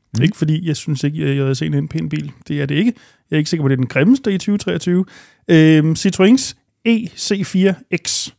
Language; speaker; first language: Danish; native; Danish